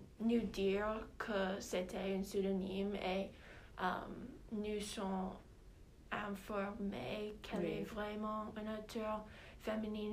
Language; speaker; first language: French; non-native, learner; English